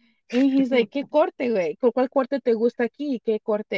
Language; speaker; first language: Spanish; early bilingual, heritage; Spanish